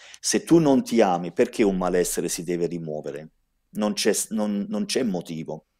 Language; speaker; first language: Italian; early bilingual, heritage; Italian